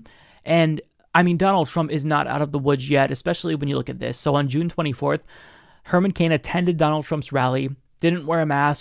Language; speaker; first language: English; native; English